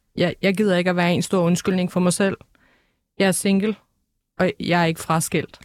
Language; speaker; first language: Danish; early bilingual, other home language; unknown